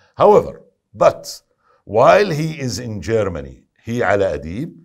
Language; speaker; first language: English; non-native, fluent; Arabic